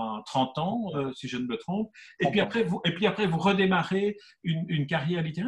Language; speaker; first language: French; native; French